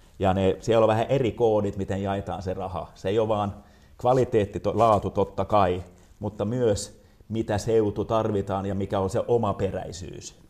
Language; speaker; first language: Finnish; non-native, local second language; Swedish